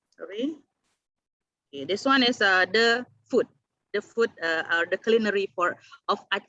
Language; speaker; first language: English; non-native, fluent; Indonesian